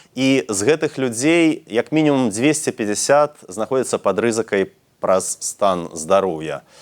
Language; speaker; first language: Belarusian; native; Belarusian